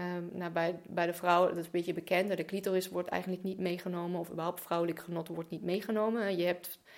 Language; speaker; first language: Dutch; non-native, fluent; German